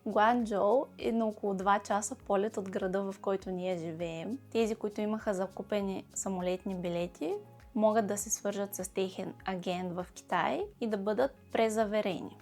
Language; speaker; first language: Bulgarian; native; Bulgarian